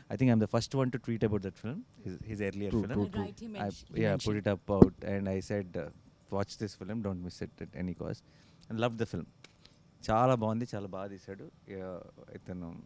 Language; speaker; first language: Telugu; native; Telugu